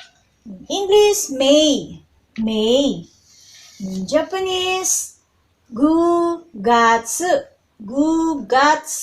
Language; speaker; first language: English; non-native, local second language; Filipino